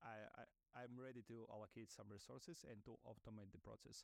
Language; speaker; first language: English; non-native, fluent; Russian